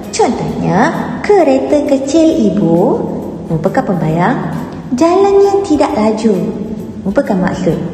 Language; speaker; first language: Malay; native; Malay